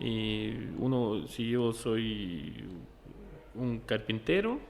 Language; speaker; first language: Spanish; non-native, fluent; Norwegian